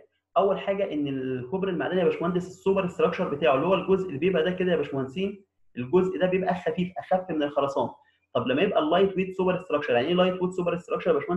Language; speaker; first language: Arabic; native; Arabic